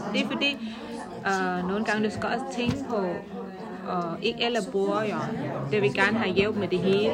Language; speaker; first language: Danish; non-native, learner; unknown